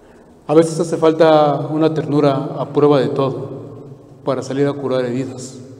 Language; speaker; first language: Spanish; native; Spanish